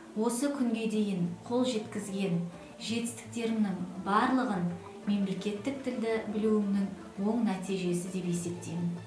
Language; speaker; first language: Kazakh; non-native, local second language; Russian